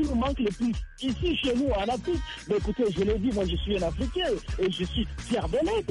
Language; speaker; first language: French; non-native, local second language; Rundi